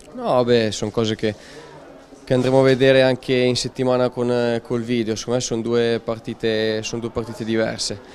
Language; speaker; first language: Italian; native; Italian